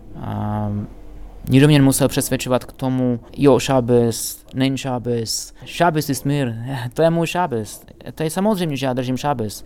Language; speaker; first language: Czech; native; Czech